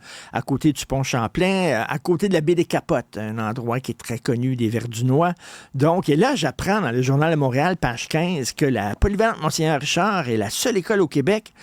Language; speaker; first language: French; native; French